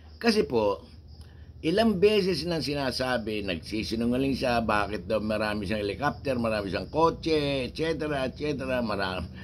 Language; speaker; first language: Filipino; native; Filipino